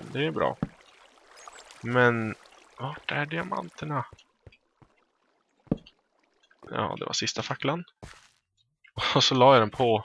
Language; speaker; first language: Swedish; native; Swedish